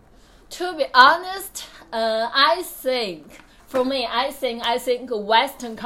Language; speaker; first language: English; non-native, learner; Chinese